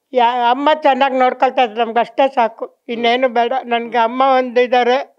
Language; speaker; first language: Kannada; non-native, local second language; Telugu